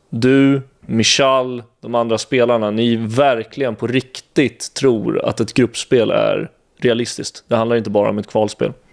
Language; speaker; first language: Swedish; native; Swedish